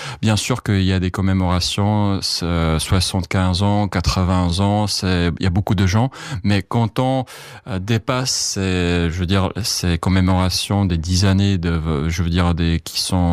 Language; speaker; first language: French; non-native, fluent; Czech